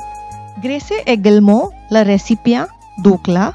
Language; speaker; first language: French; non-native, fluent; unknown